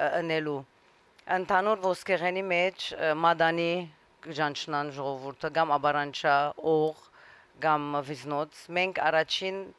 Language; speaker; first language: Armenian; native; Armenian